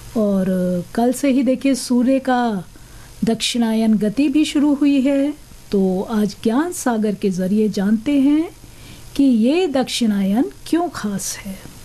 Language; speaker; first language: Hindi; native; Hindi